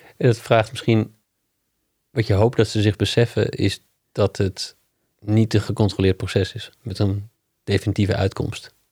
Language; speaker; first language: Dutch; non-native, fluent; English